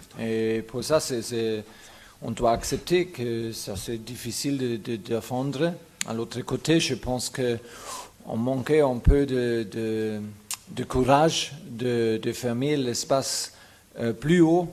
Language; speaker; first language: French; non-native, fluent; German